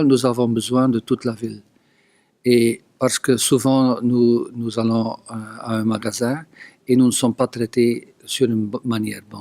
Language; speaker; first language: French; non-native, local second language; Dutch